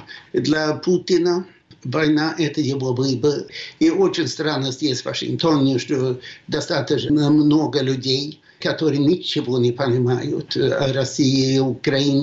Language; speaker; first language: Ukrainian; non-native, learner; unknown